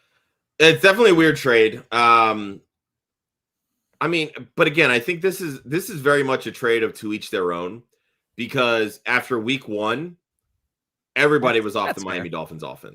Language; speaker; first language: English; native; English